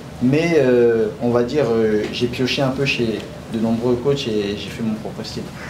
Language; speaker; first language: French; native; French